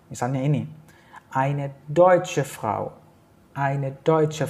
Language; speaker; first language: German; non-native, fluent; Indonesian